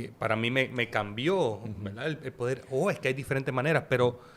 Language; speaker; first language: Spanish; native; Spanish